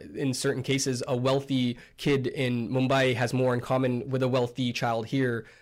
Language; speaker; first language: English; native; English